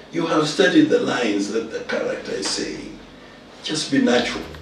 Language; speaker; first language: English; non-native, local second language; Luyia